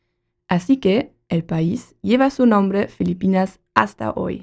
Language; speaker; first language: Spanish; non-native, learner; German